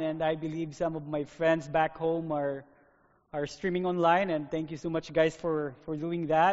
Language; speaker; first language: English; non-native, local second language; Filipino